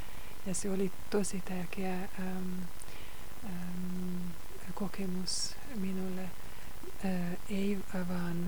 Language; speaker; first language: Finnish; non-native, fluent; Hungarian